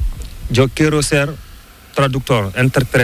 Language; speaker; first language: Spanish; non-native, learner; Fula